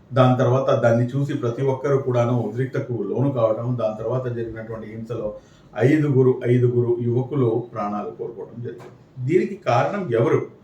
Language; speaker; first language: Telugu; non-native, local second language; Urdu